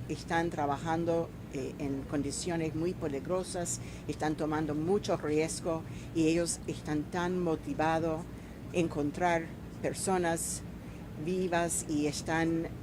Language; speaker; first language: Spanish; non-native, fluent; English